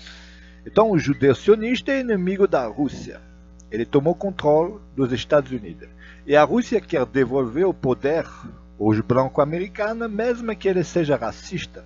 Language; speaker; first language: Portuguese; non-native, fluent; Russian